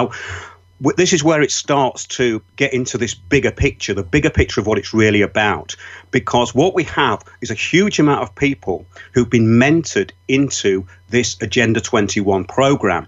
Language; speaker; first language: English; native; English